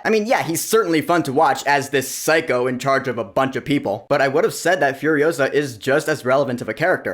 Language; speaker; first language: English; native; English